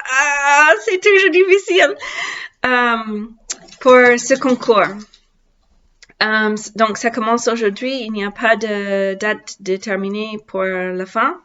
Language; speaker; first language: French; non-native, learner; English